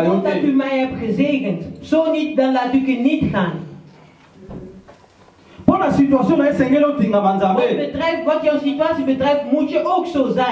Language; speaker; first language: Dutch; early bilingual, other home language; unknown